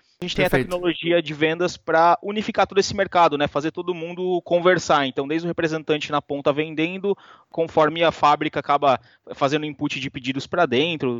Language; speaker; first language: Portuguese; native; Portuguese